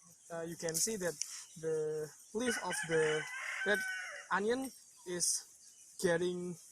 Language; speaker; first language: English; non-native, fluent; Indonesian